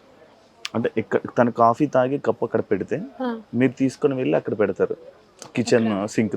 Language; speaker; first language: Telugu; native; Telugu